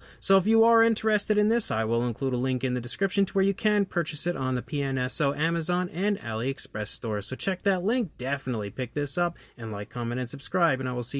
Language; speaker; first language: English; native; English